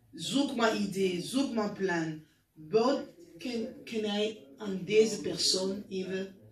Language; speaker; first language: Dutch; non-native, learner; French